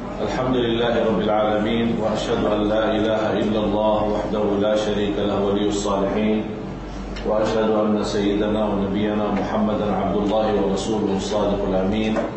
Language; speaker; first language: Malay; non-native, fluent; Arabic